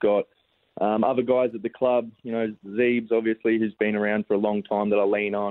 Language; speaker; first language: English; native; English